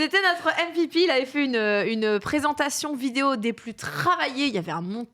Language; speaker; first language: French; native; French